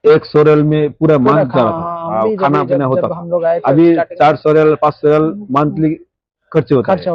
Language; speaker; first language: Hindi; non-native, local second language; Bangla